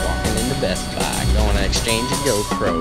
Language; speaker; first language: English; native; English